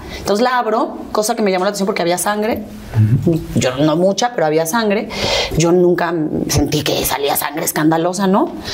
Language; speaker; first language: Spanish; early bilingual, other home language; Catalan